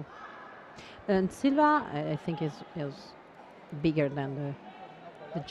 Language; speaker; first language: English; non-native, fluent; Italian